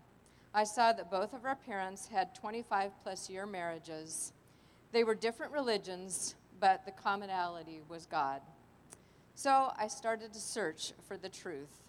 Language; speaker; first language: English; native; English